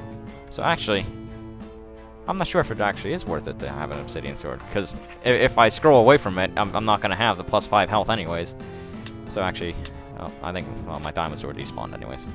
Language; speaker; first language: English; native; English